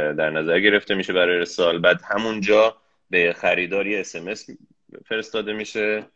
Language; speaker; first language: Persian; early bilingual, heritage; Persian